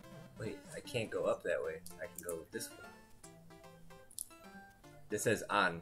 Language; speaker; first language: English; native; English